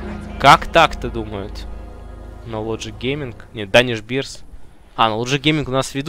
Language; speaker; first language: Russian; native; Russian